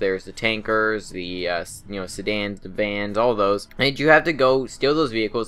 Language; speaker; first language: English; native; English